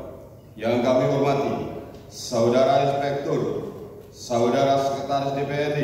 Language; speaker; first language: Indonesian; native; Indonesian